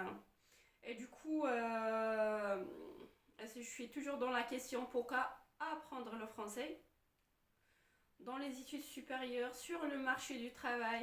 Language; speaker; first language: French; non-native, fluent; Arabic